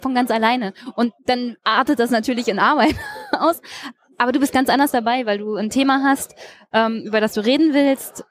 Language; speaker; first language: German; native; German